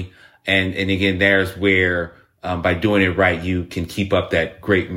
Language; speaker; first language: English; native; English